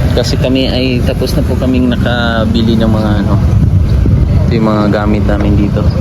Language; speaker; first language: Filipino; non-native, local second language; Cebuano